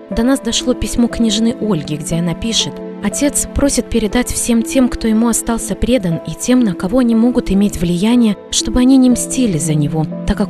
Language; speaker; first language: Russian; native; Russian